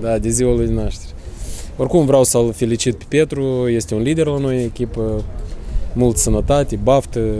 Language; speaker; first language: Romanian; non-native, local second language; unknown